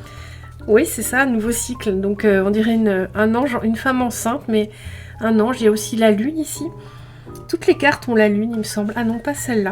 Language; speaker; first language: French; native; French